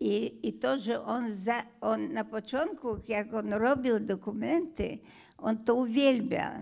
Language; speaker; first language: Polish; non-native, fluent; Hungarian